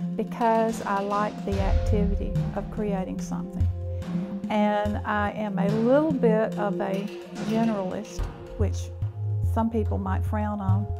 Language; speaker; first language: English; native; English